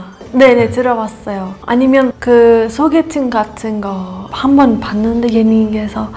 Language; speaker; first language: Korean; non-native, learner; Persian